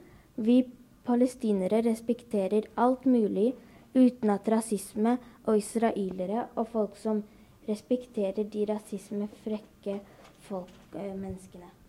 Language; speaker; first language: Norwegian; early bilingual, other home language; Arabic